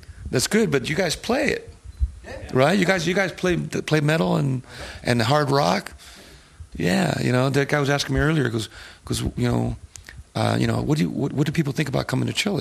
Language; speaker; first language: English; early bilingual, other home language; Spanish